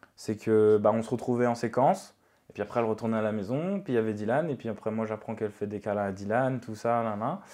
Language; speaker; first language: French; native; French